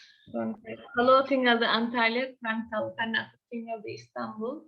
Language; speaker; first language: Indonesian; non-native, learner; Turkish